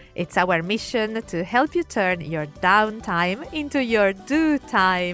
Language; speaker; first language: English; non-native, fluent; Italian